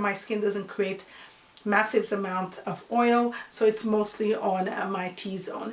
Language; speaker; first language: English; non-native, fluent; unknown